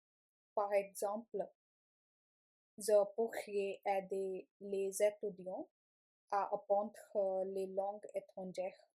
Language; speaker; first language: French; non-native, learner; Punjabi